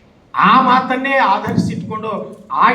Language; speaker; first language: Kannada; native; Kannada